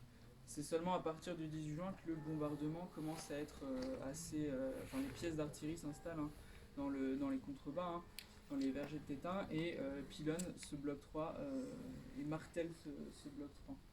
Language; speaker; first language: French; native; French